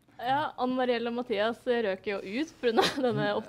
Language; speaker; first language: Norwegian; native; Norwegian